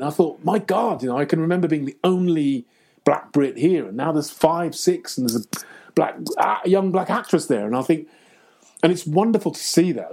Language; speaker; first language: English; native; English